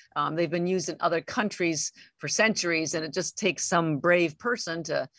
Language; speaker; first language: English; native; English